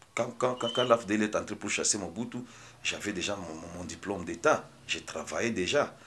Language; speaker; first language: French; non-native, local second language; Swahili